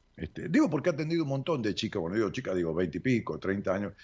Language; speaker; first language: Spanish; native; Spanish